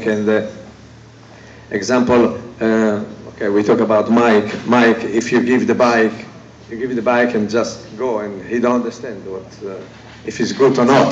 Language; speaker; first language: English; non-native, learner; Italian